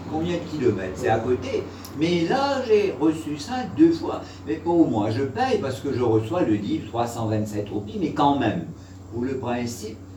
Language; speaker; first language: French; non-native, local second language; Morisyen